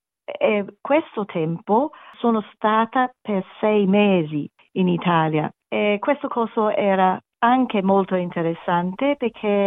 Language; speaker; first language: Italian; non-native, learner; German